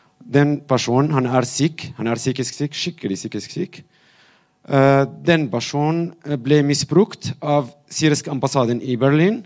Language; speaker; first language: Norwegian; non-native, fluent; Arabic